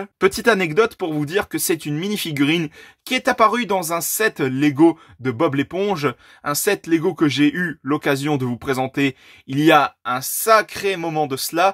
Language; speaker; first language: French; native; French